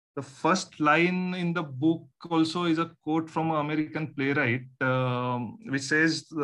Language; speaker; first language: English; non-native, local second language; Marathi